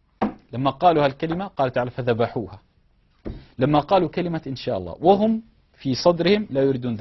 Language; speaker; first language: Arabic; native; Arabic